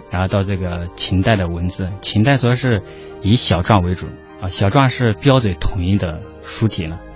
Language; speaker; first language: Chinese; non-native, local second language; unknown